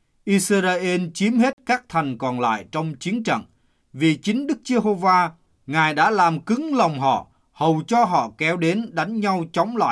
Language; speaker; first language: Vietnamese; native; Vietnamese